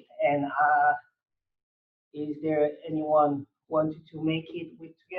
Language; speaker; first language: English; non-native, learner; Korean